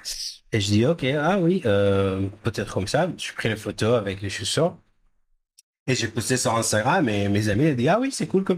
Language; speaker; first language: French; non-native, fluent; Hebrew